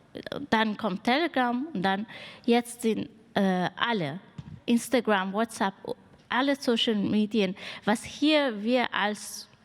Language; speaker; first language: German; non-native, fluent; Persian